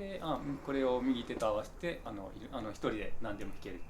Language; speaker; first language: Japanese; native; Japanese